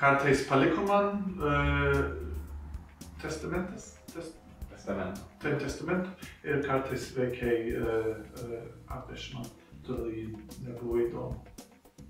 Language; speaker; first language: Lithuanian; non-native, learner; English